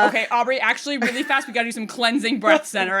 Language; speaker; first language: English; native; English